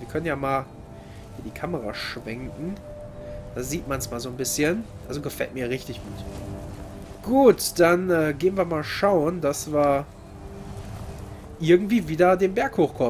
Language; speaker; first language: German; native; German